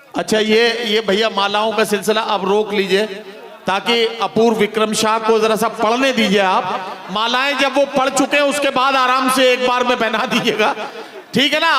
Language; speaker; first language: Hindi; native; Hindi